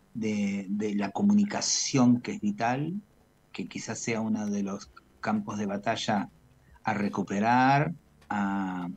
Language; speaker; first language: Spanish; native; Spanish